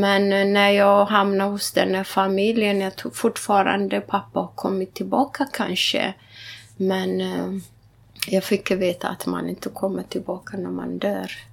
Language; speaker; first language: Swedish; non-native, fluent; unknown